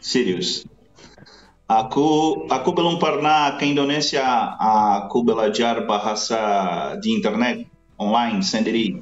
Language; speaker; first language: Indonesian; non-native, learner; Portuguese